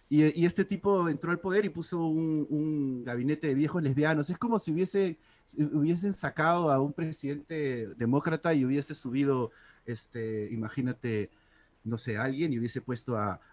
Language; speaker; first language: Spanish; native; Spanish